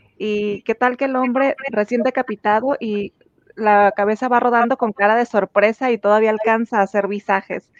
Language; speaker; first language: Spanish; native; Spanish